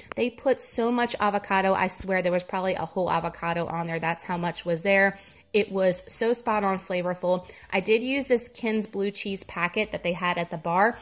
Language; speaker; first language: English; native; English